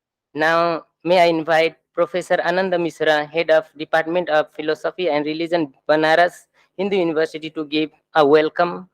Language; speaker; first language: English; non-native, fluent; Thai